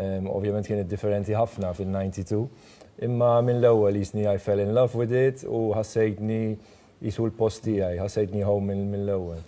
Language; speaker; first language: Maltese; non-native, fluent; Dutch